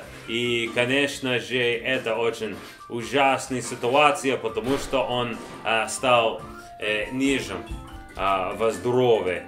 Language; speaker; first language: Russian; non-native, learner; English